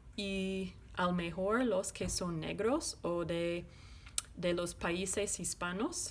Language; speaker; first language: Spanish; non-native, learner; English